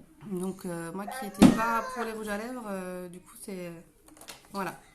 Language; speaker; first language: French; native; French